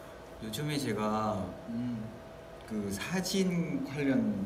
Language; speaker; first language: Korean; non-native, fluent; Vietnamese